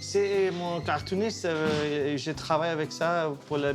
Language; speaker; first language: French; non-native, learner; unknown